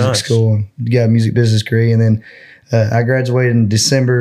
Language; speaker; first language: English; native; English